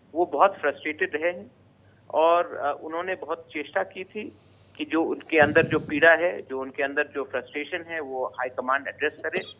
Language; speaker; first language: Hindi; non-native, local second language; Bangla